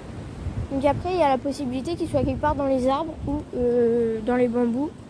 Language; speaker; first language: French; native; French